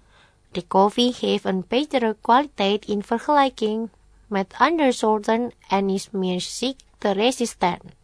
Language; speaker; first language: Dutch; non-native, fluent; Indonesian